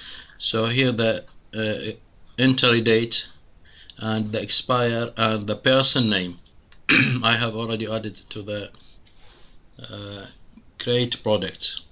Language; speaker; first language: English; non-native, fluent; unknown